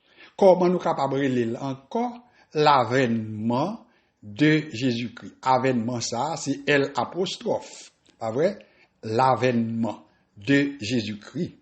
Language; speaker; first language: French; non-native, local second language; Haitian Creole